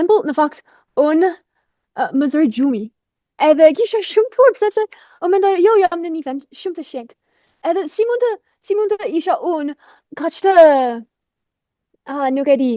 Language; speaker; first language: Albanian; non-native, fluent; English